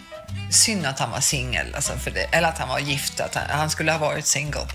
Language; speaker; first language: Swedish; native; Swedish